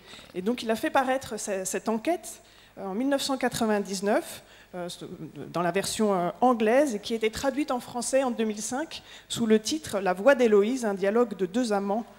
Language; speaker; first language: French; native; French